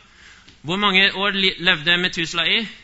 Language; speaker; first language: Norwegian; non-native, fluent; English